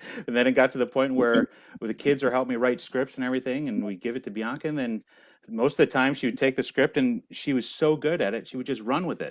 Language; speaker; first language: English; native; English